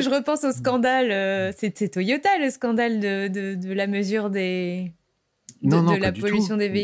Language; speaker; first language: French; native; French